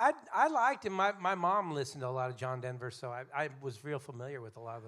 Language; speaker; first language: English; native; English